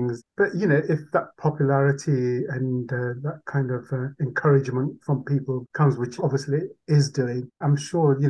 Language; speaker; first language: English; non-native, local second language; Urdu